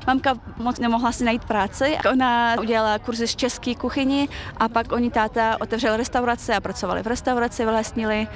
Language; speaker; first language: Czech; early bilingual, heritage; Czech